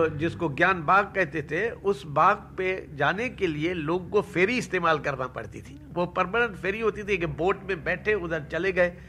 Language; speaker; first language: Urdu; non-native, local second language; Sindhi